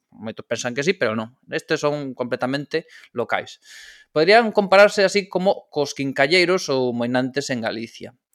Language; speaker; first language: Galician; non-native, local second language; Spanish